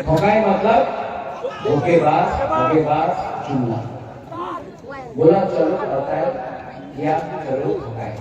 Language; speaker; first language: Hindi; non-native, local second language; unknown